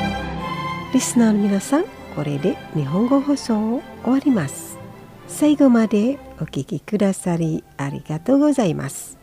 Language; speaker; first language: Japanese; non-native, fluent; Indonesian